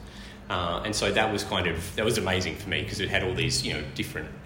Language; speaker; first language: English; native; English